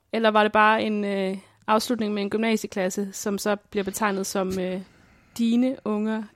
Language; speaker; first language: Danish; native; Danish